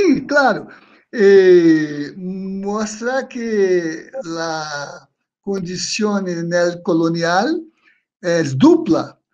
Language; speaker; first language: Spanish; non-native, learner; Portuguese